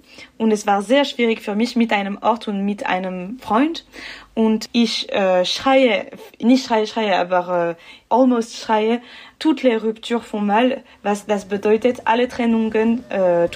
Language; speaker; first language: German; non-native, learner; French